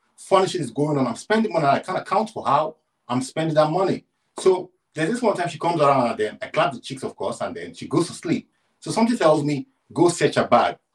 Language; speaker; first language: English; non-native, local second language; Yoruba